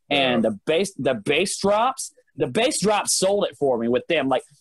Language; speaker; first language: English; native; English